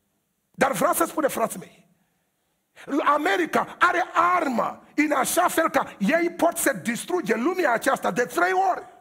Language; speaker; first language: Romanian; non-native, learner; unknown